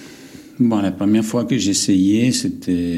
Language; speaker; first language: French; non-native, fluent; English